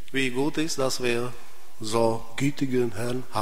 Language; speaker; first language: German; non-native, fluent; Polish